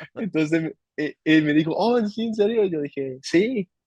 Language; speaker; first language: Spanish; non-native, fluent; English